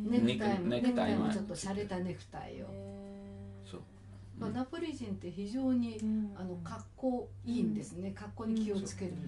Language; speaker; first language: Japanese; native; Japanese